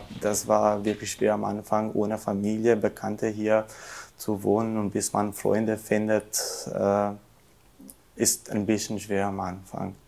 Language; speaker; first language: German; non-native, fluent; Albanian